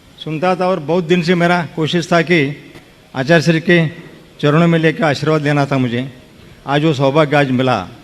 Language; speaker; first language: Hindi; non-native, local second language; Kannada